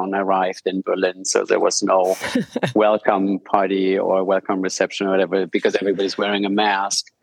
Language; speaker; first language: English; non-native, fluent; German